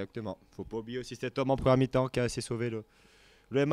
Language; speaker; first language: French; native; French